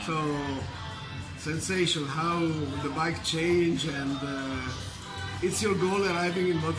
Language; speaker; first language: English; non-native, fluent; Italian